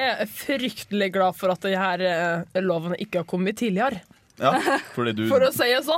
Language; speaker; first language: Norwegian; native; Norwegian